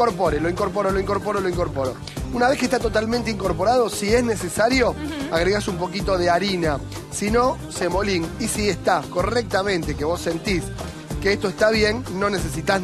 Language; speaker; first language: Spanish; native; Spanish